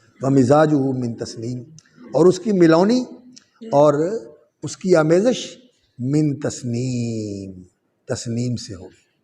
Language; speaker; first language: Urdu; non-native, local second language; Punjabi